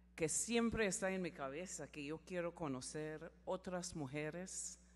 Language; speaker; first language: Spanish; non-native, learner; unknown